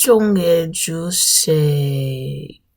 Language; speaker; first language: Korean; non-native, learner; English